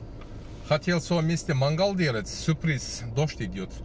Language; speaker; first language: Russian; non-native, learner; Turkish